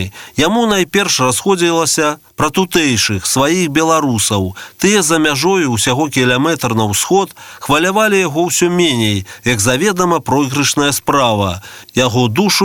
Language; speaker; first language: Belarusian; native; Belarusian